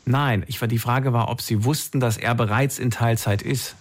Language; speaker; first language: German; native; German